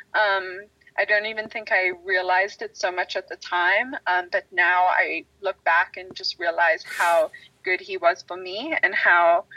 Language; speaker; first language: English; native; English